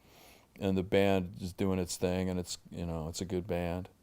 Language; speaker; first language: English; native; English